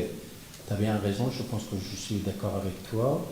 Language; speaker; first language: French; non-native, fluent; Persian